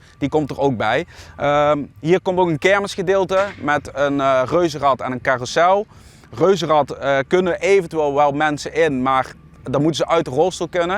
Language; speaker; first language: Dutch; native; Dutch